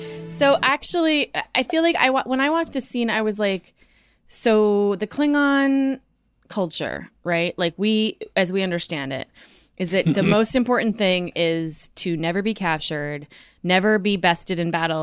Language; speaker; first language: English; native; English